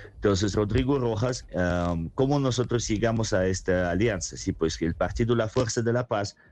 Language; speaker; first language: Spanish; non-native, fluent; Russian